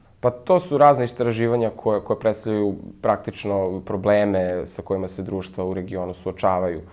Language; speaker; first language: Serbian; native; Serbian